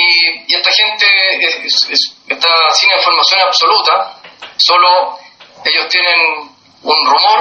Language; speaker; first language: Spanish; native; Spanish